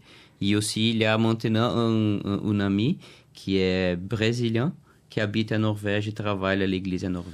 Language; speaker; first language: French; non-native, learner; Portuguese